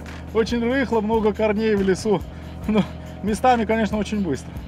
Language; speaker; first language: Russian; native; Russian